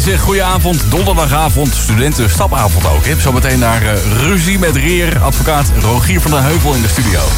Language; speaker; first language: Dutch; native; Dutch